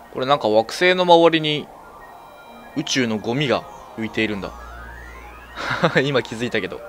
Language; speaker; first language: Japanese; native; Japanese